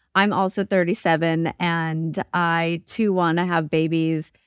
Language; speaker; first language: English; native; English